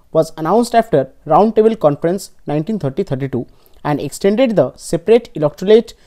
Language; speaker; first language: English; non-native, local second language; Bangla